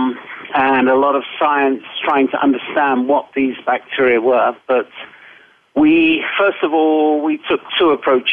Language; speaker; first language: English; native; English